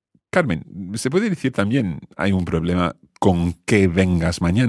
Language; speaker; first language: Spanish; non-native, fluent; English